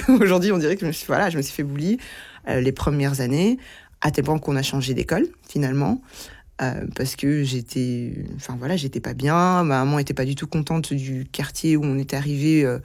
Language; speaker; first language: French; early bilingual, other home language; Lingala